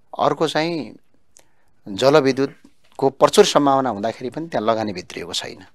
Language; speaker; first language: Nepali; native; Nepali